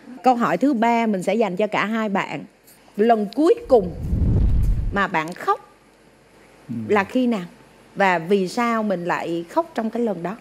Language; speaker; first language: Vietnamese; native; Vietnamese